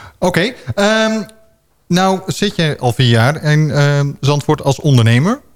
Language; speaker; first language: Dutch; native; Dutch